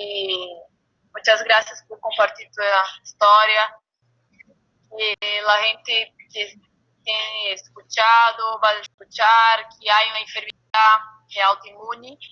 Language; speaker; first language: Spanish; non-native, fluent; Portuguese